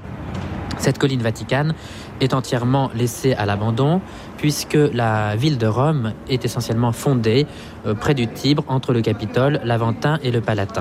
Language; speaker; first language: French; native; French